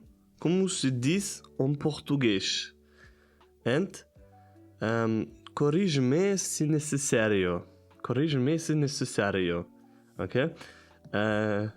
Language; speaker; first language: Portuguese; non-native, learner; German